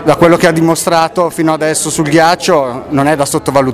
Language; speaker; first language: Italian; native; Italian